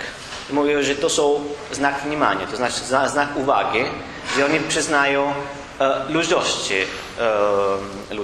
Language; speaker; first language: Polish; non-native, learner; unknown